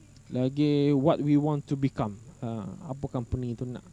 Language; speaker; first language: English; non-native, local second language; Malay